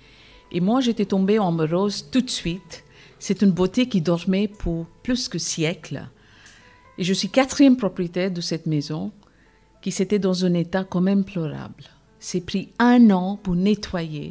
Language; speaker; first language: French; non-native, fluent; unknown